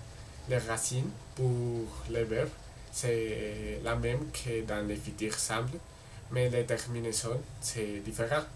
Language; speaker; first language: French; non-native, learner; Spanish